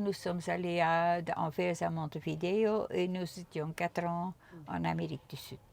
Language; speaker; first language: French; non-native, local second language; Dutch